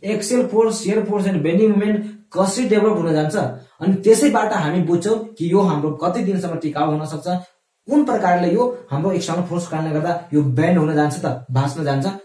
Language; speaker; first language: Nepali; non-native, local second language; Maithili